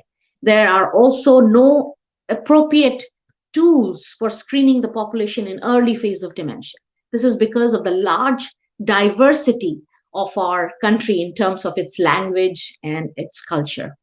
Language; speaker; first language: English; non-native, local second language; Bangla